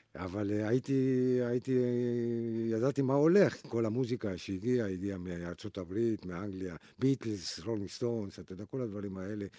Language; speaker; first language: Hebrew; non-native, fluent; Spanish